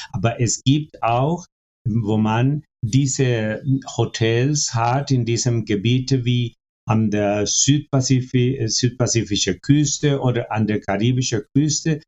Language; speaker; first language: German; non-native, fluent; Spanish